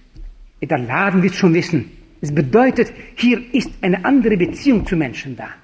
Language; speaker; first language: German; non-native, fluent; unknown